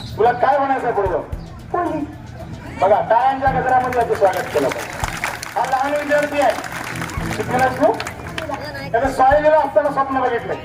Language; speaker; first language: Marathi; native; Marathi